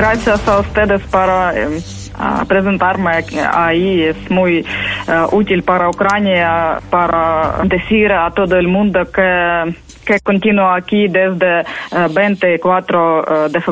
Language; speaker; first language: Spanish; non-native, fluent; Ukrainian